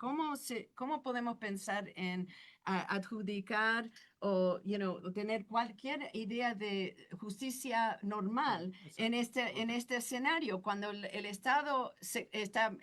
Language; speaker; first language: Spanish; non-native, fluent; English